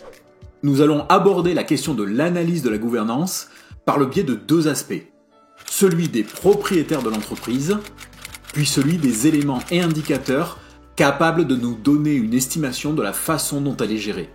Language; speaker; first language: French; native; French